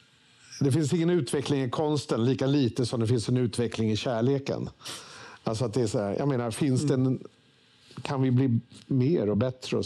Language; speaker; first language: Swedish; native; Swedish